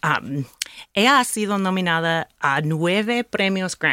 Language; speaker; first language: Spanish; non-native, learner; English